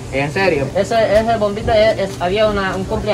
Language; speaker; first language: Spanish; non-native, fluent; Japanese